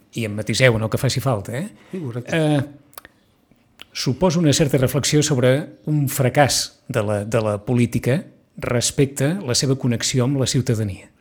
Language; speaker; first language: Catalan; native; Catalan